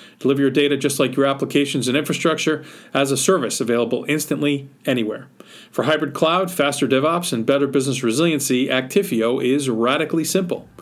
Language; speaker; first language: English; native; English